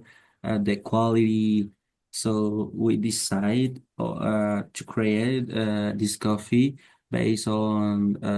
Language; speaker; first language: English; non-native, learner; Spanish